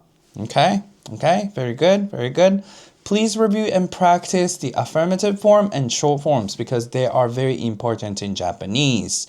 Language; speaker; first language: English; non-native, fluent; Japanese